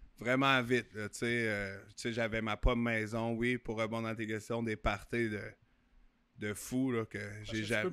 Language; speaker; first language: French; native; French